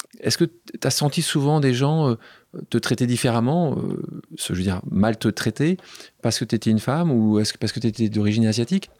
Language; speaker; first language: French; native; French